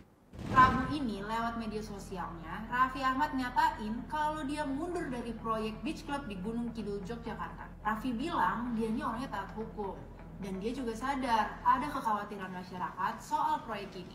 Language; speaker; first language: Indonesian; native; Indonesian